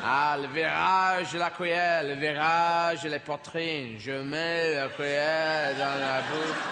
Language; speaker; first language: French; non-native, fluent; English